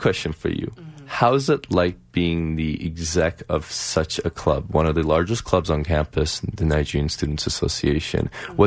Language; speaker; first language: English; non-native, fluent; Persian